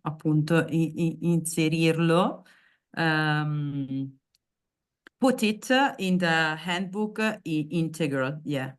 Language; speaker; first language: English; non-native, learner; Italian